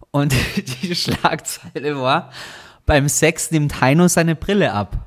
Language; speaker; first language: German; native; German